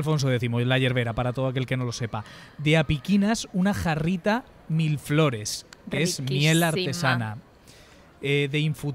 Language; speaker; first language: Spanish; native; Spanish